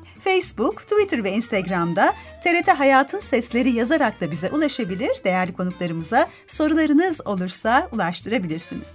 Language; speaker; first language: Turkish; native; Turkish